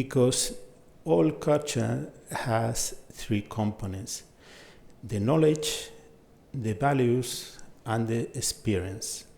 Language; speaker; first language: English; non-native, fluent; Spanish